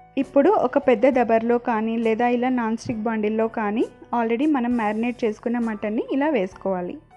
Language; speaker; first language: Telugu; non-native, local second language; Urdu